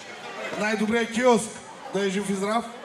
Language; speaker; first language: Bulgarian; non-native, local second language; Turkish